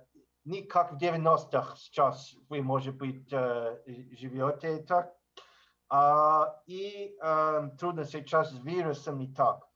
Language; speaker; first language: Russian; non-native, learner; English